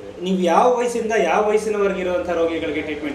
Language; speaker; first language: Kannada; native; Kannada